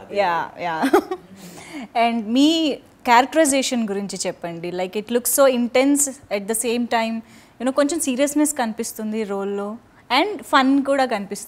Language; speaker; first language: Telugu; native; Telugu